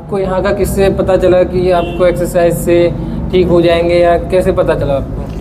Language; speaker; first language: Hindi; native; Hindi